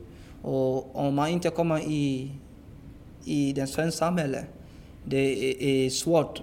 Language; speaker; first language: Swedish; non-native, fluent; English